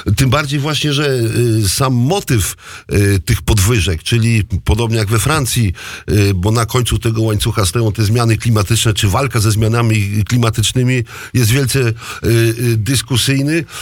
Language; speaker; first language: Polish; native; Polish